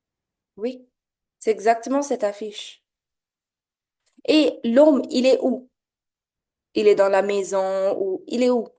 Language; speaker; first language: French; non-native, fluent; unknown